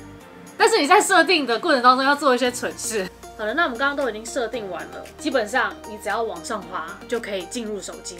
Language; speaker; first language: Chinese; native; Chinese